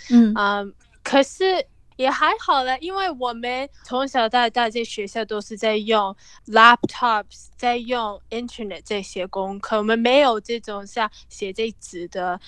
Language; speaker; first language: Chinese; early bilingual, heritage; English